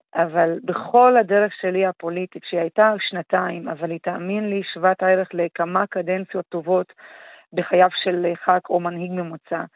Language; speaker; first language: Hebrew; non-native, local second language; Arabic